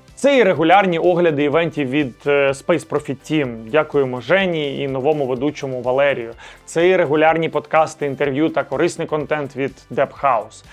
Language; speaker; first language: Ukrainian; native; Ukrainian